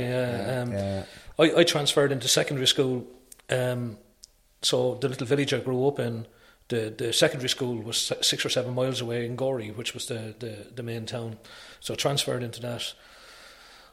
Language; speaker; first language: English; native; English